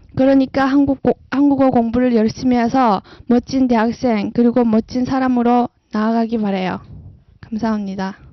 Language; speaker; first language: Korean; non-native, fluent; Chinese